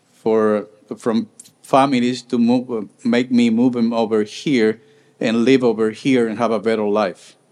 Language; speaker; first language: English; non-native, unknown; Spanish